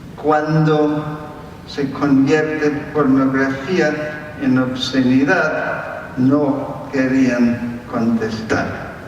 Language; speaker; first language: Spanish; non-native, fluent; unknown